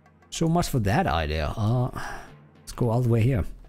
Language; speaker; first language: English; non-native, fluent; Finnish